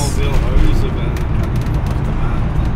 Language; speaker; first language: Dutch; native; Dutch